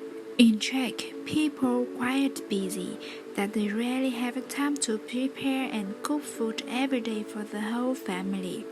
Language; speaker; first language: English; non-native, learner; Vietnamese